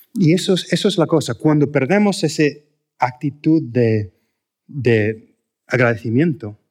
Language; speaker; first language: Spanish; non-native, fluent; English